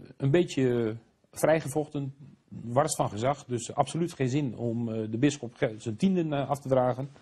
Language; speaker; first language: Dutch; native; Dutch